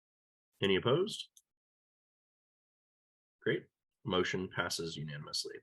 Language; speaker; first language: English; native; English